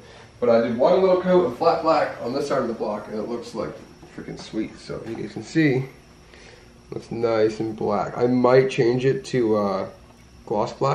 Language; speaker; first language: English; native; English